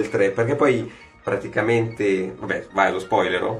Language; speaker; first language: Italian; native; Italian